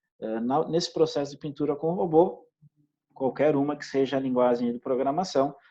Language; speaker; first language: Portuguese; native; Portuguese